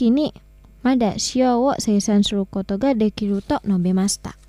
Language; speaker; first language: Japanese; non-native, fluent; Indonesian